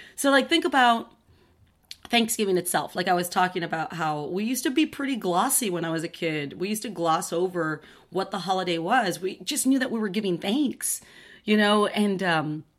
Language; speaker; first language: English; early bilingual, other home language; Spanish